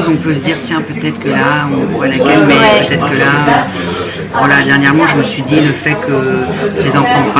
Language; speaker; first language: French; native; French